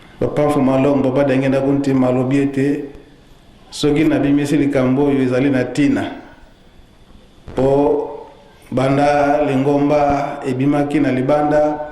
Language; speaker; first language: Lingala; non-native, local second language; Kongo